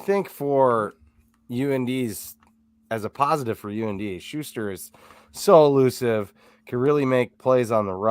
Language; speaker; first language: English; native; English